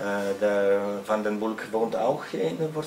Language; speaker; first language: German; non-native, learner; Polish